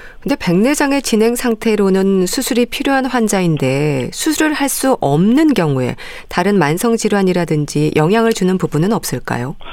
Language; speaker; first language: Korean; native; Korean